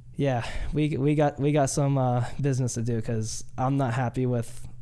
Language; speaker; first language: English; native; English